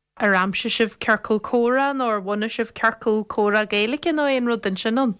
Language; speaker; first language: Irish; native; Irish